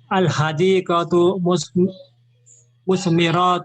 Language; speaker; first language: Arabic; non-native, learner; Indonesian